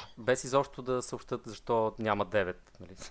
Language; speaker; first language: Bulgarian; native; Bulgarian